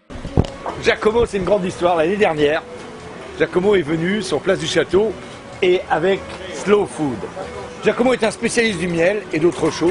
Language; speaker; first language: French; native; French